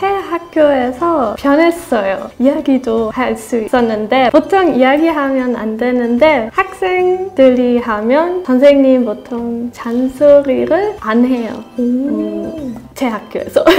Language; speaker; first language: Korean; non-native, learner; German